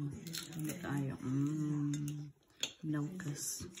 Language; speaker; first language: Swedish; early bilingual, other home language; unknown